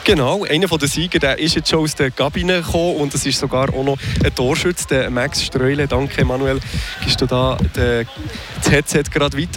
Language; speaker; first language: German; native; German